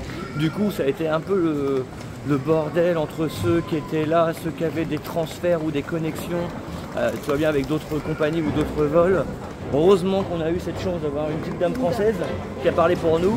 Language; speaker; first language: French; native; French